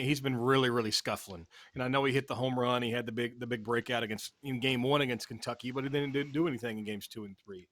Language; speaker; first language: English; native; English